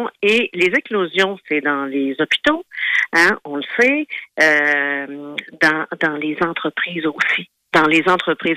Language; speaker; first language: French; native; French